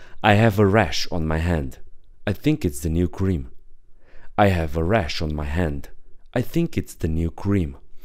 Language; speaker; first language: English; non-native, fluent; Romanian